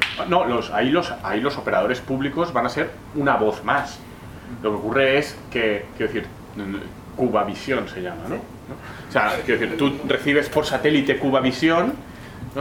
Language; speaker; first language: Spanish; native; Spanish